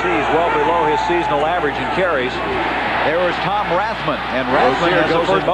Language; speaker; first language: English; native; English